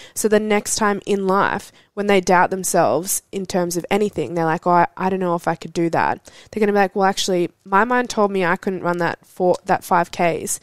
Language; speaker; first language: English; native; English